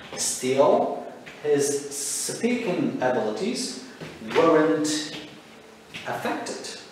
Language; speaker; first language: English; non-native, fluent; Turkish